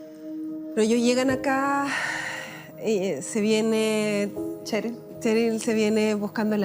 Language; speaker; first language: Spanish; native; Spanish